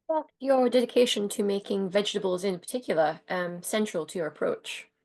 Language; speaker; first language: English; native; English